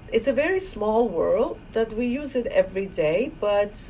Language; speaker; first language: English; non-native, fluent; Persian